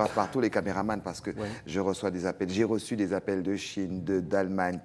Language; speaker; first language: French; native; French